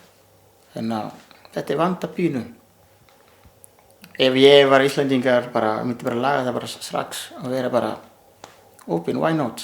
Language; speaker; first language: Icelandic; non-native, learner; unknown